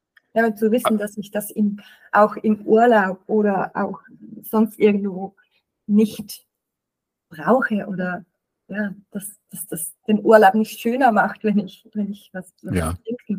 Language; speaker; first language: German; native; German